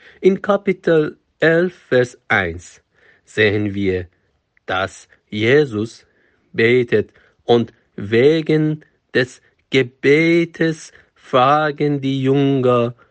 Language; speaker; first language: German; non-native, fluent; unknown